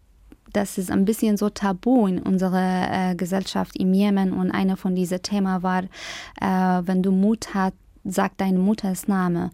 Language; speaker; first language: German; non-native, fluent; Arabic